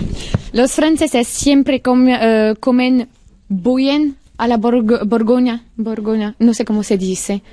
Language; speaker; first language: Spanish; non-native, learner; French